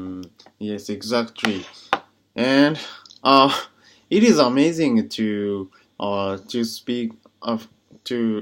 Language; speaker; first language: English; non-native, learner; Japanese